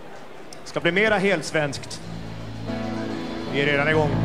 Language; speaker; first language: Swedish; native; Swedish